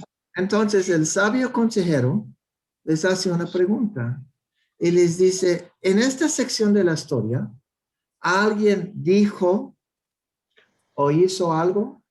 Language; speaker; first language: Spanish; non-native, fluent; English